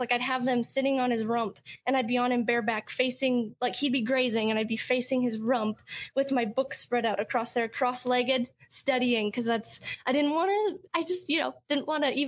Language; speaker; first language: English; native; English